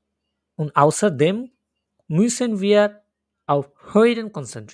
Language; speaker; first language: German; non-native, fluent; Bangla